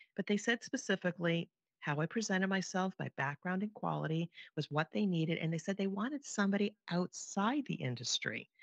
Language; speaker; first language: English; native; English